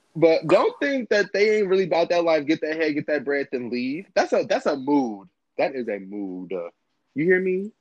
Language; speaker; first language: English; native; English